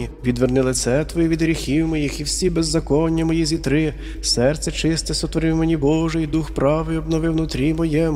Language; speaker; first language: Ukrainian; native; Ukrainian